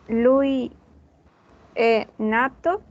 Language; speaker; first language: Italian; non-native, learner; Spanish